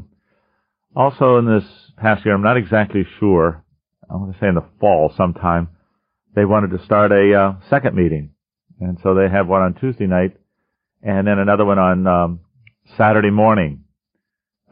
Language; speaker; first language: English; native; English